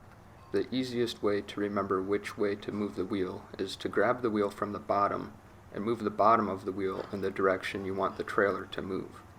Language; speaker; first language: English; native; English